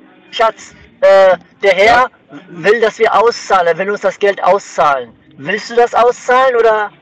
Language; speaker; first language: German; native; German